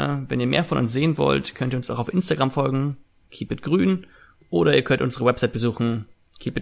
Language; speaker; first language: German; native; German